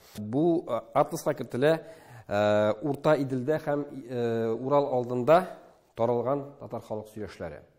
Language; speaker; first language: Tatar; native; Tatar